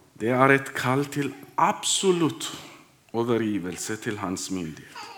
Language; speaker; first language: Norwegian; non-native, fluent; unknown